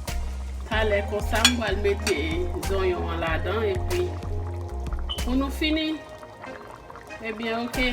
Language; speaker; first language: French; non-native, learner; Haitian Creole